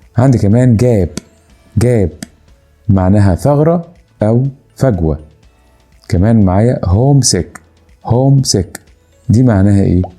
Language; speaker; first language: Egyptian Arabic; native; Egyptian Arabic